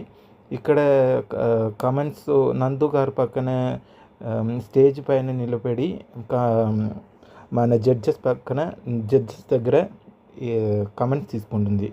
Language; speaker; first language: Telugu; non-native, learner; Malayalam